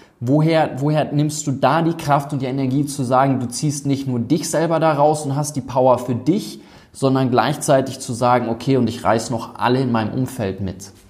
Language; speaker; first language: German; native; German